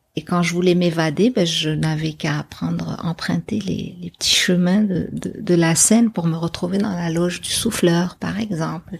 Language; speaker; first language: French; non-native, local second language; Arabic